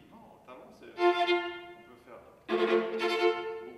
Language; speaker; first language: French; non-native, fluent; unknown